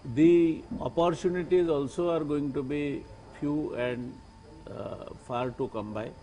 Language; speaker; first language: English; non-native, local second language; Gujarati